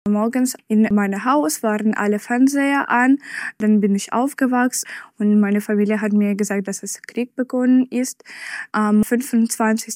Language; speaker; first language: German; non-native, fluent; Ukrainian